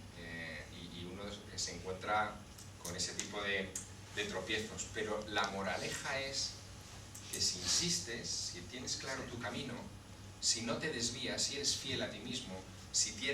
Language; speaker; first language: Spanish; native; Spanish